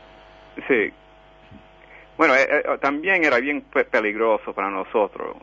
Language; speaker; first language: Spanish; early bilingual, heritage; Spanish